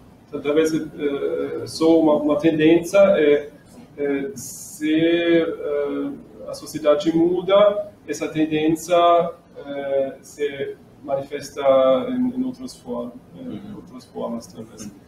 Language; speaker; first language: Portuguese; non-native, learner; German